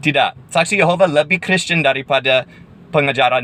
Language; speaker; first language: Indonesian; non-native, fluent; English